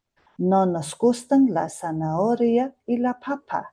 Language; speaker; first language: Spanish; non-native, fluent; Mongolian